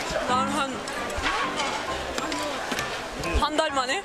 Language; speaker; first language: Korean; non-native, fluent; Azerbaijani